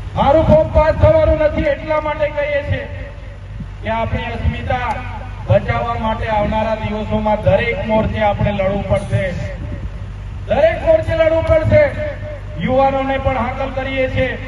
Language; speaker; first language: Gujarati; non-native, local second language; Vasavi